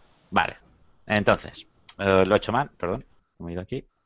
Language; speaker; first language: Spanish; native; Spanish